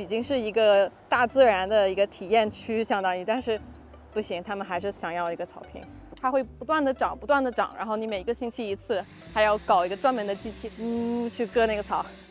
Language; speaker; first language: Chinese; non-native, fluent; English